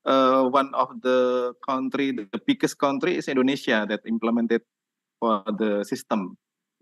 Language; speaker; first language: English; non-native, learner; Indonesian